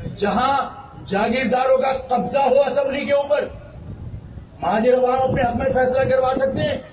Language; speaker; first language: Urdu; native; Urdu